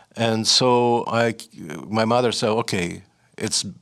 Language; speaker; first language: English; non-native, fluent; Russian